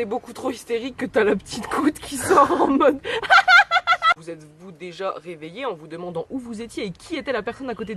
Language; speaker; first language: French; native; French